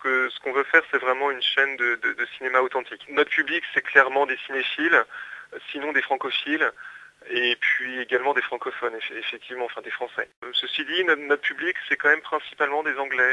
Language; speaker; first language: French; native; French